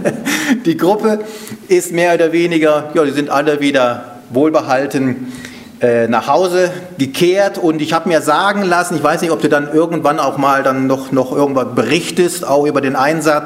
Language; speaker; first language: German; native; German